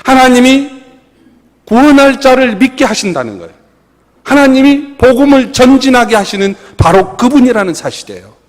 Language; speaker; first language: Korean; native; Korean